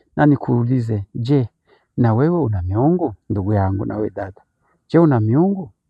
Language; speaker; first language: Swahili; native; Swahili